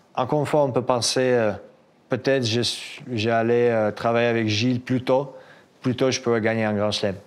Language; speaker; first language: French; non-native, fluent; Russian